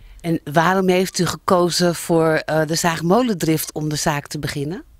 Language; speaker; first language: Dutch; native; Dutch